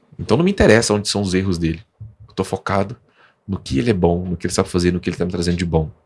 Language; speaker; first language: Portuguese; native; Portuguese